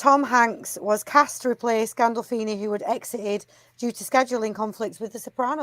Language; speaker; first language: English; native; English